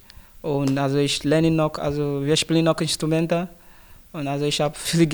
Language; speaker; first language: German; non-native, learner; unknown